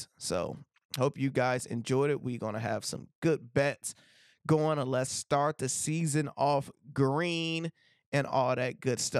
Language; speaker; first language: English; native; English